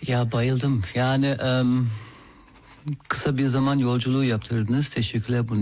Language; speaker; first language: Turkish; non-native, fluent; German